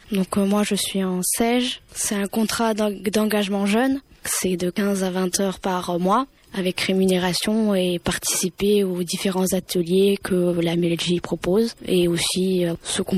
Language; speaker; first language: French; native; French